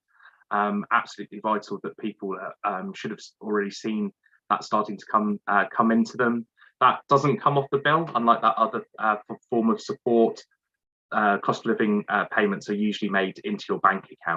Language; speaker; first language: English; native; English